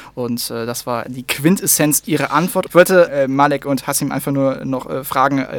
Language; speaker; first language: German; native; German